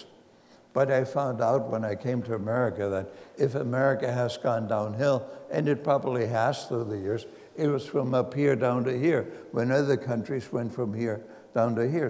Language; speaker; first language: English; non-native, fluent; German